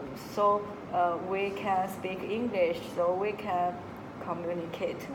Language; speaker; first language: English; non-native, local second language; Chinese